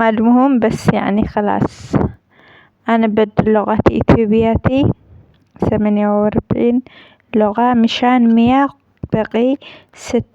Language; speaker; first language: Arabic; non-native, learner; Amharic